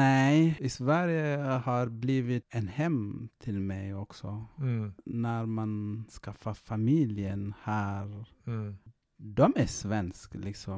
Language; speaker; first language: Swedish; non-native, fluent; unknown